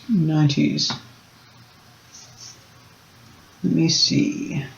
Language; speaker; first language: English; native; English